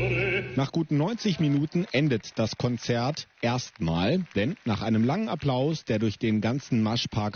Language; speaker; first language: German; native; German